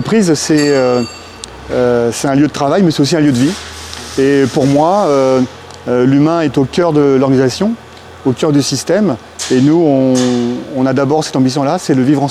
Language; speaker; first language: French; native; French